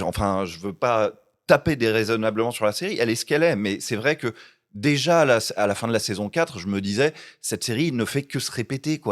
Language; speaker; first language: French; native; French